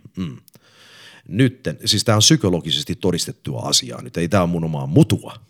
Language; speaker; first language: Finnish; early bilingual, heritage; English